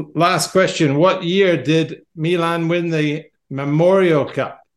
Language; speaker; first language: English; native; English